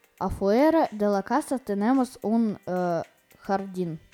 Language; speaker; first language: Spanish; non-native, learner; Russian